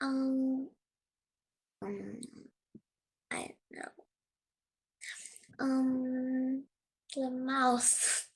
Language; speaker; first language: English; non-native, learner; Chinese